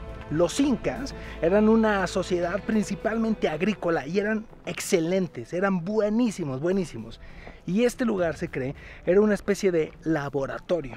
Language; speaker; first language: Spanish; native; Spanish